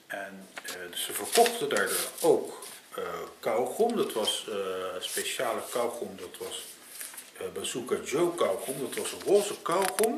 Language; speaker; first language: Dutch; native; Dutch